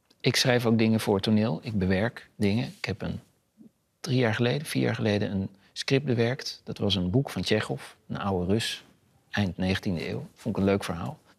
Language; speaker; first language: Dutch; native; Dutch